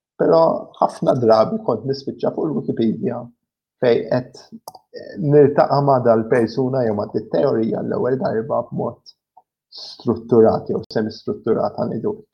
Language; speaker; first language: Maltese; early bilingual, other home language; English